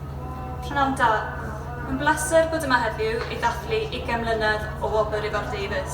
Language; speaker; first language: Welsh; native; Welsh